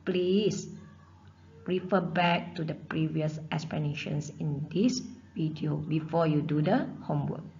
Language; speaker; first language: English; non-native, local second language; Malay